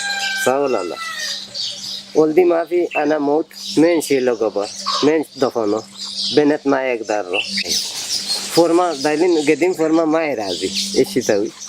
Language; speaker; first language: Arabic; non-native, learner; Bangla